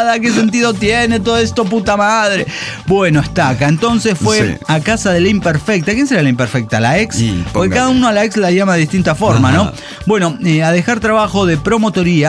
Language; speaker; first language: Spanish; native; Spanish